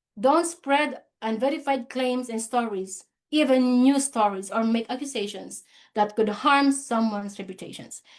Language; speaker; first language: English; non-native, local second language; Filipino